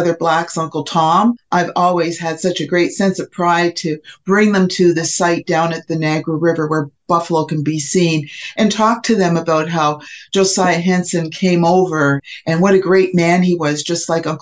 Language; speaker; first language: English; native; English